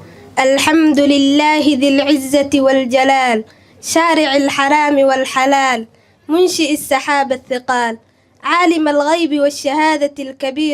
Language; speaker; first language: Arabic; non-native, local second language; Somali